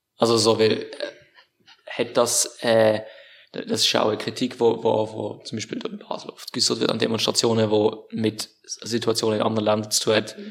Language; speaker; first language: German; native; German